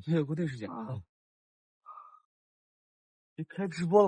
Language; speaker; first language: Chinese; non-native, local second language; Uyghur